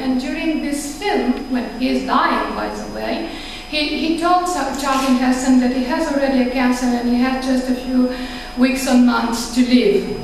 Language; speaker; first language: English; non-native, fluent; Romanian